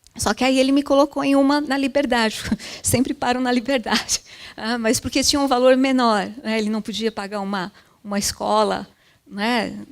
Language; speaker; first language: Portuguese; early bilingual, other home language; Japanese